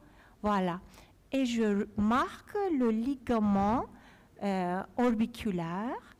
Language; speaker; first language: French; non-native, fluent; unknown